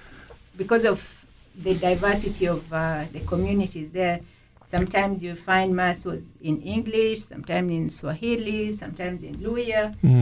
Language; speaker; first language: English; non-native, local second language; Kalenjin